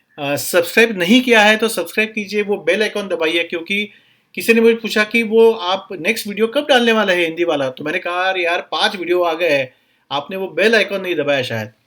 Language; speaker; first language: Hindi; non-native, local second language; Marathi